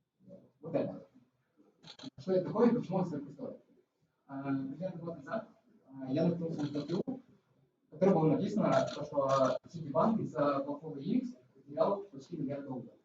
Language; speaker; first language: Russian; native; Russian